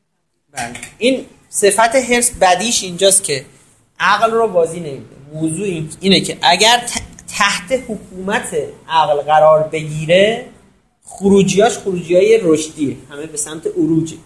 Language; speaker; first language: Persian; native; Persian